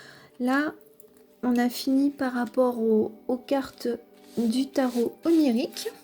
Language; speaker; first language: French; native; French